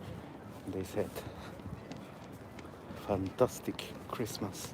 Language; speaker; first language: English; non-native, learner; Spanish